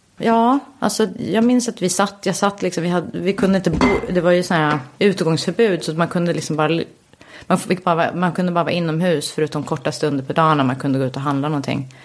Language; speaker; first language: Swedish; early bilingual, heritage; Swedish